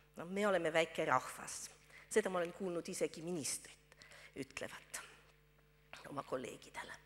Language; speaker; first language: Estonian; non-native, fluent; French